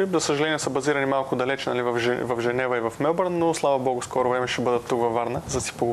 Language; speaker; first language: Bulgarian; native; Bulgarian